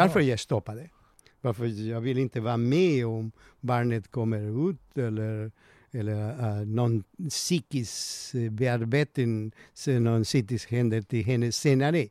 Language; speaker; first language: Swedish; non-native, learner; Spanish